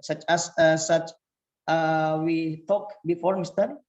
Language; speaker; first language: English; non-native, fluent; Indonesian